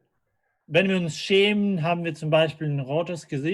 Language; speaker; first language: German; non-native, fluent; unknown